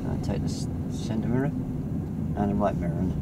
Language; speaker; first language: English; native; English